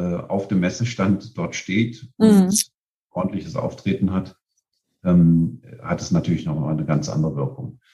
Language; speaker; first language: German; native; German